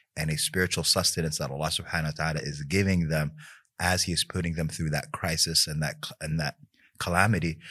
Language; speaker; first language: English; native; English